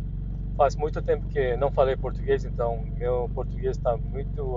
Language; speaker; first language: Portuguese; early bilingual, heritage; Korean